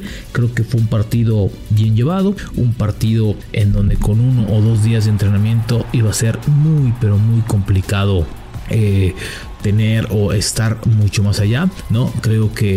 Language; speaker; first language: Spanish; native; Spanish